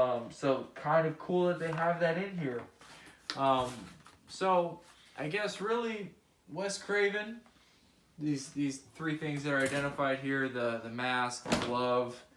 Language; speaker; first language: English; native; English